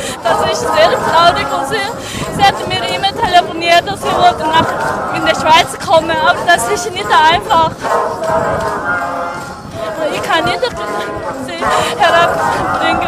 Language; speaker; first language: German; non-native, learner; Tibetan